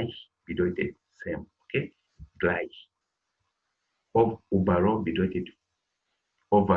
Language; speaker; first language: German; non-native, learner; English